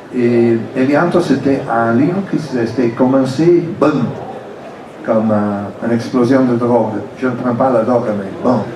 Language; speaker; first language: French; non-native, fluent; Italian